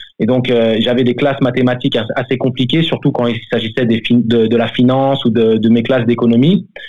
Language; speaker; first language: French; native; French